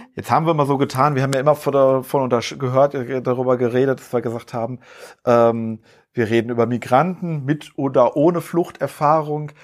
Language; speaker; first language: German; native; German